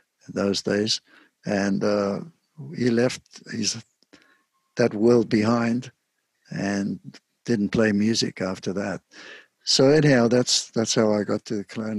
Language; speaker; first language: English; native; English